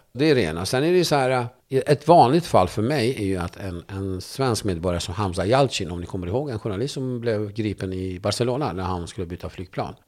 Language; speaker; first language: Swedish; non-native, fluent; Kurdish